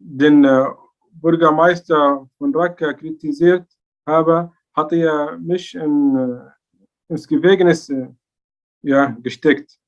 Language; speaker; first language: German; non-native, learner; Arabic